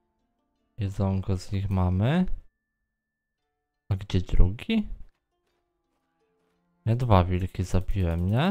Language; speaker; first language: Polish; native; Polish